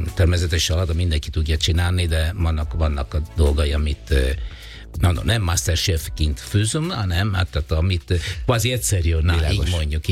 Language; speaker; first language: Hungarian; non-native, fluent; Italian